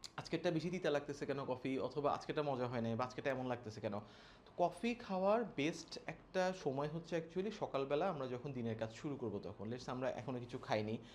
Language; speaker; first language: Bangla; native; Bangla